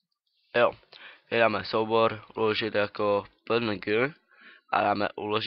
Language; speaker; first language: Czech; native; Czech